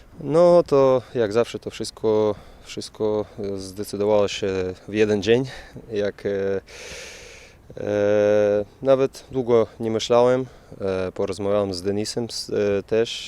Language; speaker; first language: Polish; non-native, fluent; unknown